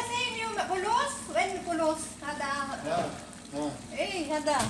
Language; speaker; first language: Arabic; non-native, learner; Filipino